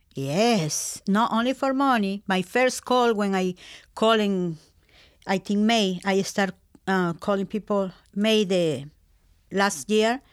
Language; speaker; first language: English; non-native, learner; Spanish